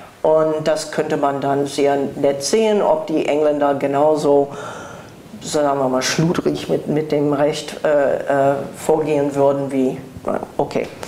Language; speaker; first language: German; non-native, fluent; English